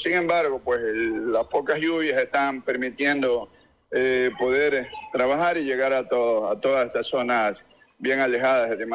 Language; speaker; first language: Spanish; native; Spanish